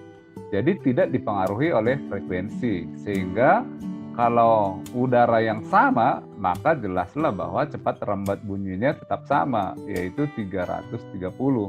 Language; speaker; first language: Indonesian; native; Indonesian